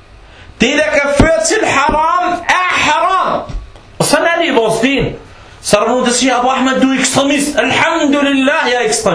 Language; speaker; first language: Danish; early bilingual, other home language; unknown